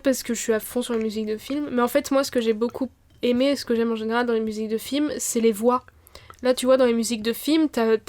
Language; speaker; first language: French; native; French